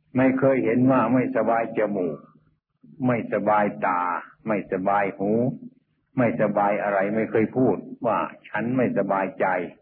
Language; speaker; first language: Thai; native; Thai